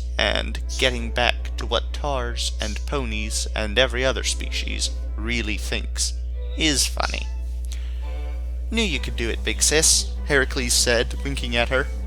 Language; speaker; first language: English; native; English